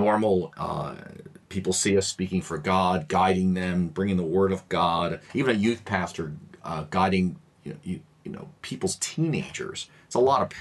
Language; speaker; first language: English; native; English